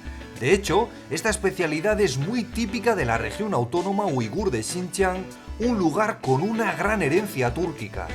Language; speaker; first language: Spanish; native; Spanish